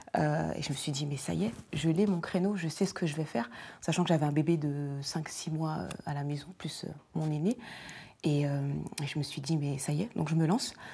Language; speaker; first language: French; native; French